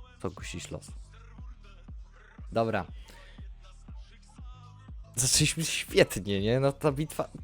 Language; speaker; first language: Polish; native; Polish